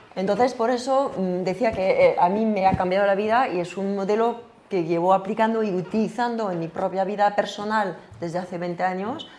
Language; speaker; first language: Spanish; non-native, fluent; French